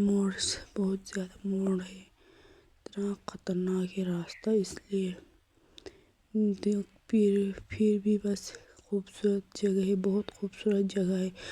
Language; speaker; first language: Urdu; non-native, local second language; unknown